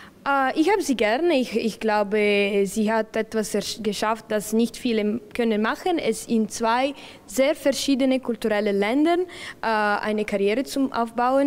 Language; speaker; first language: German; non-native, local second language; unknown